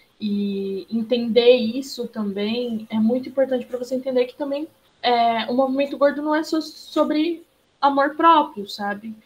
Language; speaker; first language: Portuguese; native; Portuguese